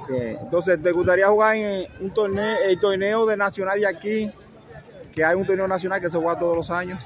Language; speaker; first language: Spanish; native; Spanish